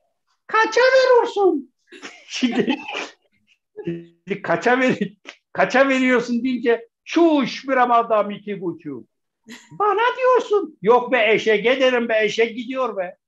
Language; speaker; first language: Turkish; native; Turkish